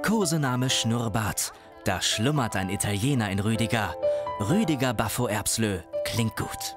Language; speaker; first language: German; native; German